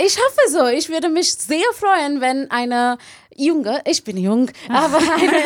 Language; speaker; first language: German; non-native, learner; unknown